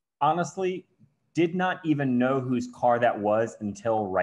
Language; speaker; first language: English; native; English